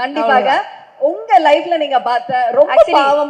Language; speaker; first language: Tamil; native; Tamil